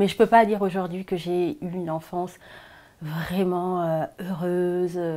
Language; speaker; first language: French; non-native, local second language; Wolof